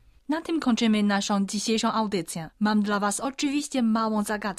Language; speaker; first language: Polish; non-native, fluent; Chinese